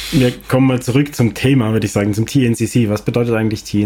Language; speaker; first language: German; native; German